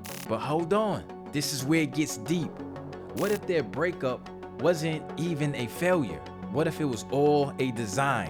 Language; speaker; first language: English; native; English